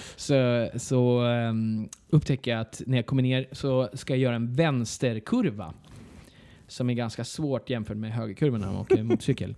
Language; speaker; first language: Swedish; early bilingual, other home language; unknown